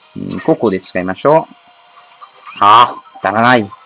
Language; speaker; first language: Japanese; non-native, learner; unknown